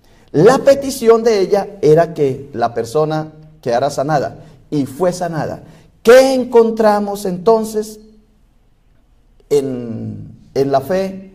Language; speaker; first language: Spanish; native; Spanish